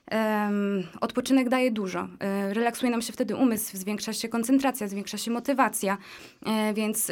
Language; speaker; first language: Polish; native; Polish